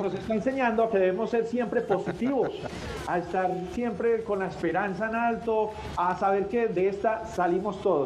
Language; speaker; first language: Spanish; native; Spanish